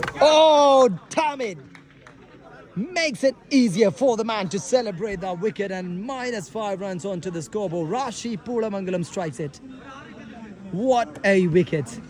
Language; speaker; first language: English; non-native, local second language; Malayalam